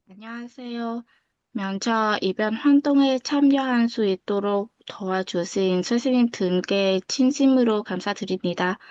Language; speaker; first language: Korean; non-native, fluent; Vietnamese